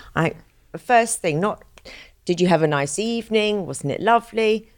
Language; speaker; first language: English; native; English